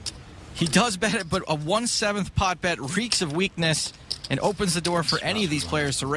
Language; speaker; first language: English; native; English